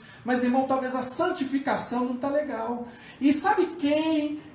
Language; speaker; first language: Portuguese; native; Portuguese